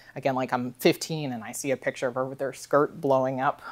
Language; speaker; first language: English; native; English